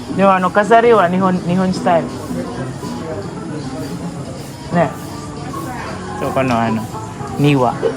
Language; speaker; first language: Japanese; non-native, fluent; Filipino